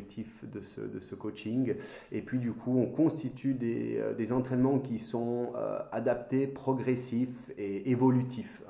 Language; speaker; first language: French; native; French